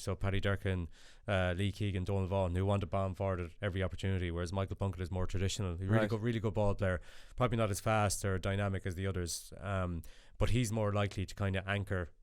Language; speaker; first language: English; native; English